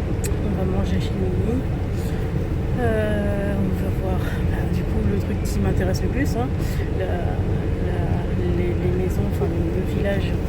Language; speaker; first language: French; native; French